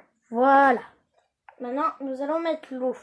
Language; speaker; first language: French; native; French